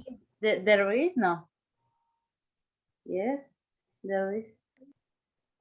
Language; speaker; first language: English; non-native, learner; Spanish